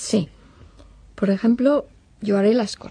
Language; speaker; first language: Spanish; non-native, fluent; English